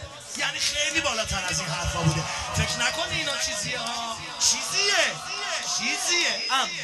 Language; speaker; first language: Persian; native; Persian